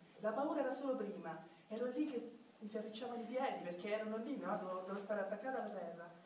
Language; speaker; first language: Italian; native; Italian